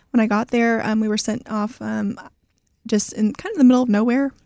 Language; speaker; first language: English; native; English